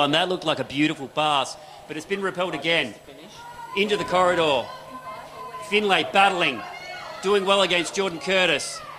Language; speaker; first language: English; native; English